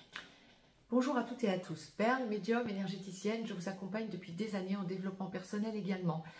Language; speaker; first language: French; native; French